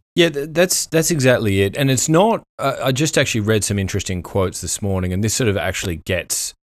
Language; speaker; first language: English; native; English